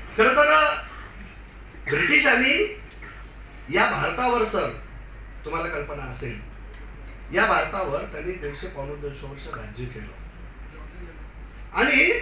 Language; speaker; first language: Marathi; non-native, local second language; Lambadi